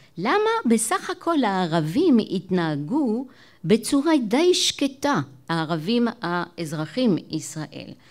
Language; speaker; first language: Hebrew; non-native, fluent; French